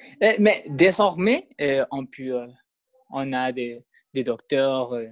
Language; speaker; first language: French; non-native, learner; Spanish